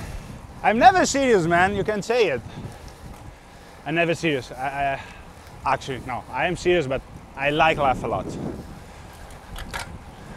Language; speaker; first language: English; non-native, fluent; Italian